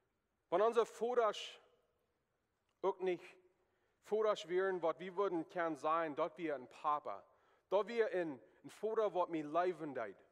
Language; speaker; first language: German; non-native, learner; Plautdietsch